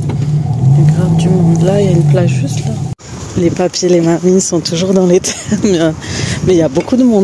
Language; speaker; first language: French; native; French